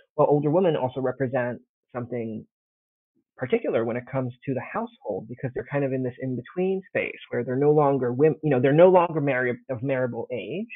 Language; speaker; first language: English; early bilingual, heritage; Italian